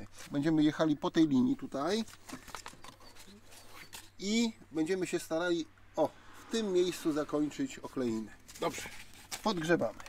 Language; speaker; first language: Polish; native; Polish